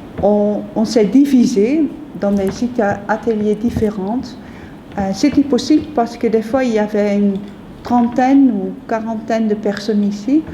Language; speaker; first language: French; non-native, fluent; Dutch